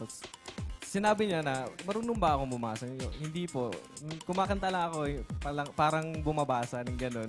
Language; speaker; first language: Filipino; non-native, local second language; Cebuano